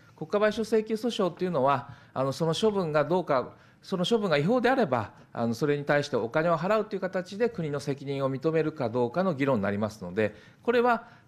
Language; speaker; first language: Japanese; native; Japanese